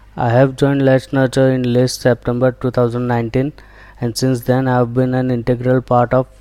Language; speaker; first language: English; non-native, local second language; Gujarati